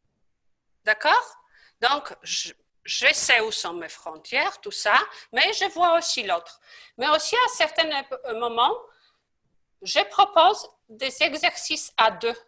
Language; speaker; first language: French; non-native, fluent; Polish